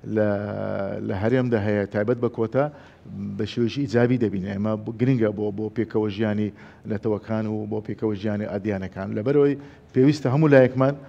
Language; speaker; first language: Central Kurdish; non-native, local second language; Assyrian Neo-Aramaic